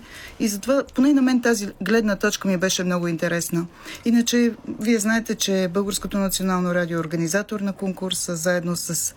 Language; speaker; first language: Bulgarian; native; Bulgarian